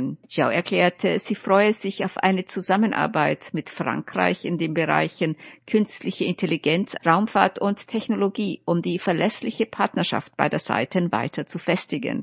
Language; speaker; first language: German; native; German